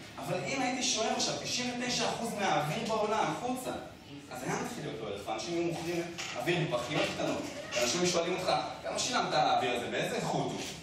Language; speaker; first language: Hebrew; native; Hebrew